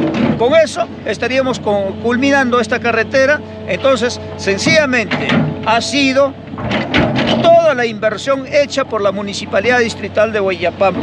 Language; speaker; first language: Spanish; native; Spanish